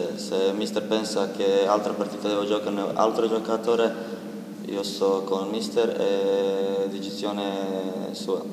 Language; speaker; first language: Italian; non-native, learner; Croatian